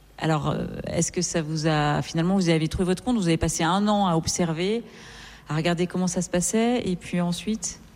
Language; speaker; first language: French; native; French